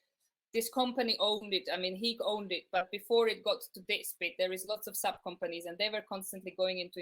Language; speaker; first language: English; non-native, fluent; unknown